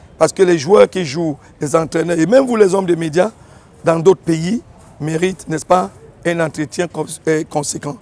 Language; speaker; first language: French; native; French